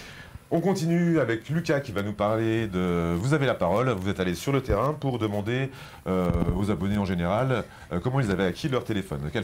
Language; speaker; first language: French; native; French